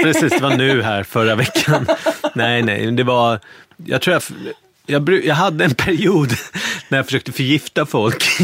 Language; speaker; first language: Swedish; native; Swedish